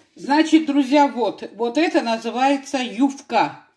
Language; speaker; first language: Russian; non-native, local second language; Georgian